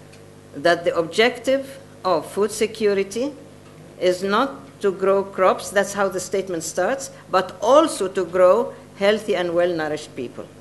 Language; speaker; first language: English; non-native, fluent; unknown